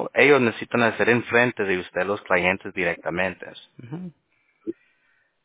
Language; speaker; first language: Spanish; early bilingual, heritage; Spanish